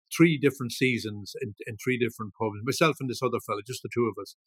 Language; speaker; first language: English; native; English